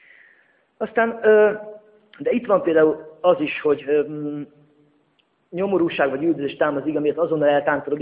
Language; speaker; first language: Hungarian; native; Hungarian